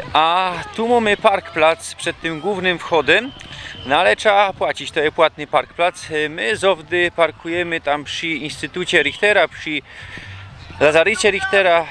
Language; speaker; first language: Polish; non-native, local second language; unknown